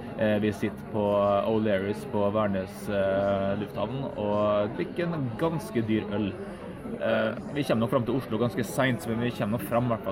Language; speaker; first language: Norwegian; native; Norwegian